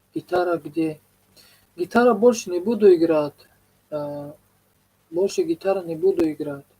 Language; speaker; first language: Russian; non-native, learner; Tajik